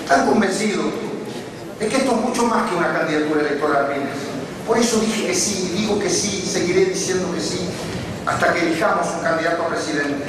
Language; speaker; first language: Spanish; native; Spanish